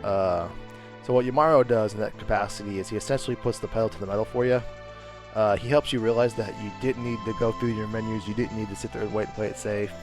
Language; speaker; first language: English; native; English